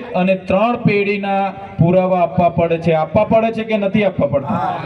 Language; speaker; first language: Gujarati; non-native, local second language; Vasavi